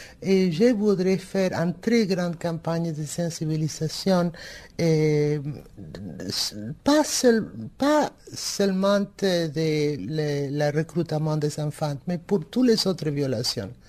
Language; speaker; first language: French; non-native, fluent; Spanish